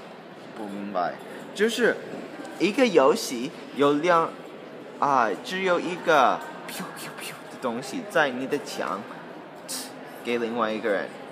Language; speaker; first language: Chinese; non-native, learner; English